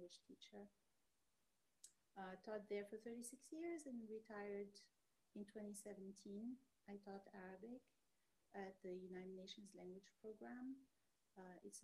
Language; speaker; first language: English; non-native, fluent; Arabic